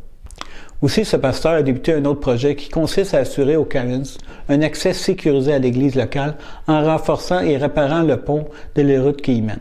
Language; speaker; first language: French; native; French